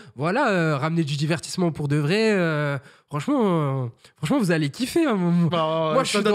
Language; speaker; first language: French; native; French